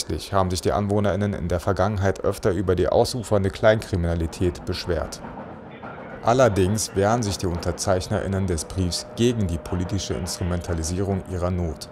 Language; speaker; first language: German; native; German